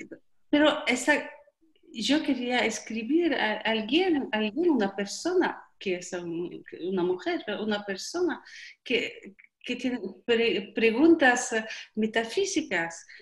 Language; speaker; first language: Spanish; non-native, learner; French